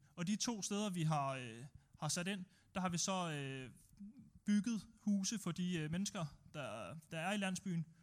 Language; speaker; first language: Danish; native; Danish